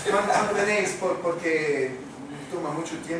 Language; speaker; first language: Spanish; non-native, fluent; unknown